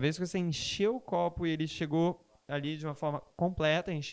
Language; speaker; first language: Portuguese; native; Portuguese